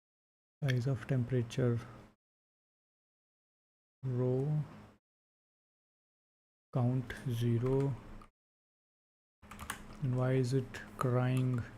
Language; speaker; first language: English; non-native, local second language; Hindi